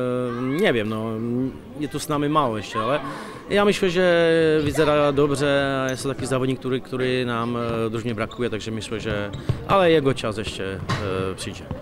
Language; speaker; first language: Polish; non-native, learner; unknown